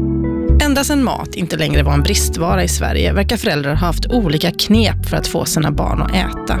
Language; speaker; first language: Swedish; native; Swedish